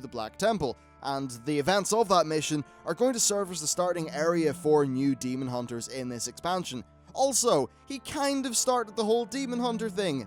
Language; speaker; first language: English; native; English